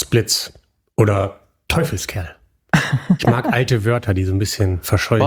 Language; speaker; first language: German; native; German